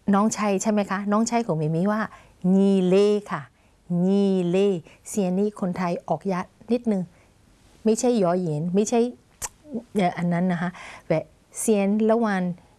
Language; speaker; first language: Thai; non-native, fluent; Burmese